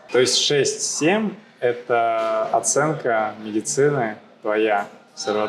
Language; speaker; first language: Russian; native; Russian